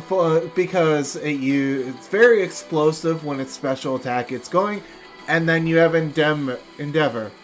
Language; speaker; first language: English; native; English